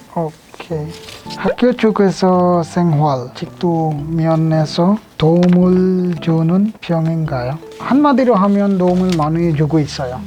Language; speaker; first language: Korean; non-native, fluent; Bangla